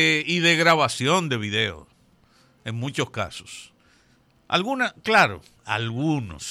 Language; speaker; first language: Spanish; native; Spanish